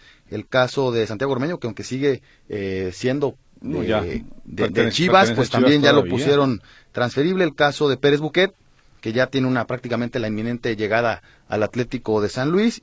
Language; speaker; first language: Spanish; native; Spanish